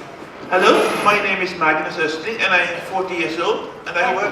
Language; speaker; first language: English; non-native, learner; Swedish